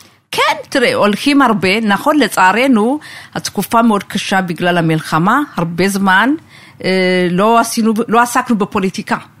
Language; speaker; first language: Hebrew; non-native, fluent; Amharic